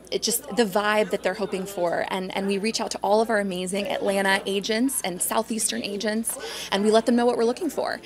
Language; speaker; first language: English; native; English